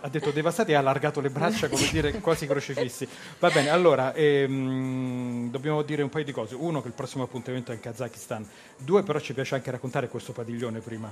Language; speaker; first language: Italian; native; Italian